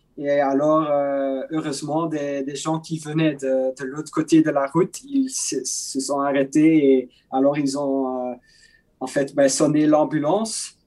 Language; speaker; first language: French; non-native, local second language; Dutch